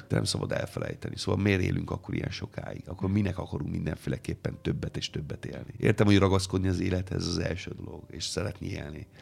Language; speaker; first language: Hungarian; non-native, fluent; Italian